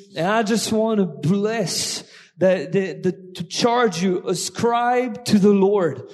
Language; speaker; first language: English; non-native, fluent; French